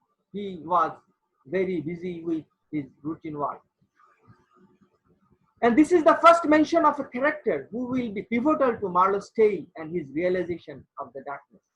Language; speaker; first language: English; non-native, local second language; Bangla